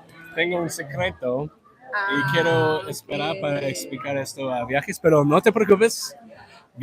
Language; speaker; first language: Spanish; non-native, learner; English